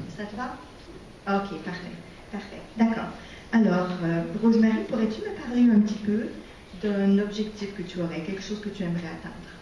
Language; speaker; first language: French; native; French